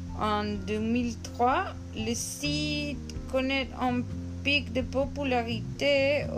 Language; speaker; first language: French; non-native, learner; Spanish